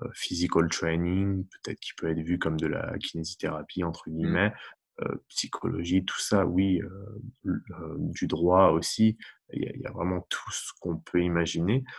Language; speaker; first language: French; native; French